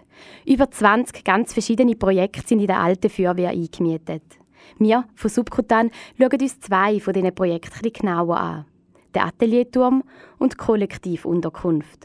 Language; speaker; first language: German; native; German